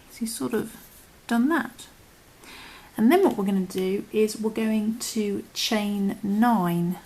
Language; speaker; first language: English; native; English